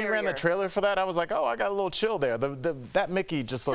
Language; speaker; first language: English; native; English